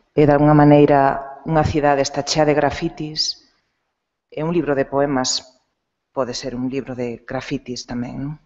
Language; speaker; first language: Galician; non-native, local second language; Spanish